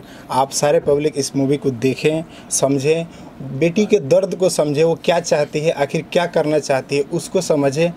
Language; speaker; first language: Hindi; native; Hindi